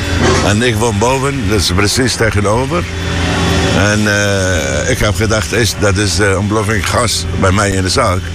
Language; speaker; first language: Dutch; non-native, learner; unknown